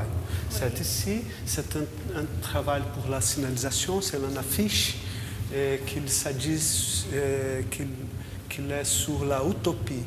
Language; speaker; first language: French; non-native, learner; Portuguese